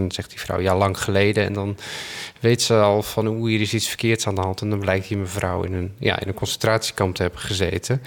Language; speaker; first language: Dutch; native; Dutch